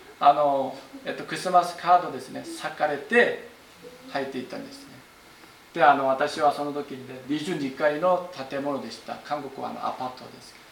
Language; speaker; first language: Japanese; non-native, fluent; Korean